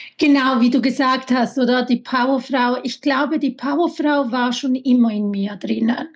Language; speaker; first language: German; early bilingual, other home language; Italian